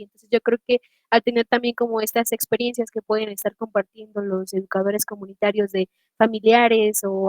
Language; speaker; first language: Spanish; native; Spanish